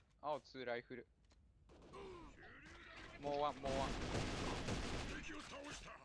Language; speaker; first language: Japanese; native; Japanese